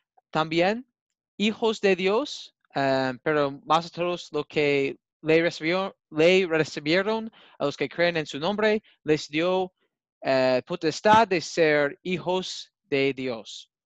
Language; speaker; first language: Spanish; non-native, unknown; English